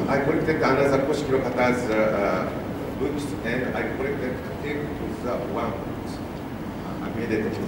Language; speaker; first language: English; non-native, learner; Japanese